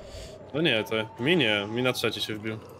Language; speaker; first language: Polish; native; Polish